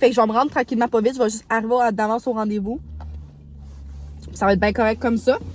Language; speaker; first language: French; native; French